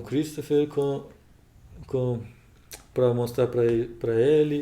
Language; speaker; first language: Portuguese; non-native, learner; Russian